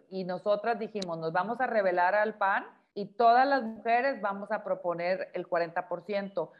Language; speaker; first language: Spanish; native; Spanish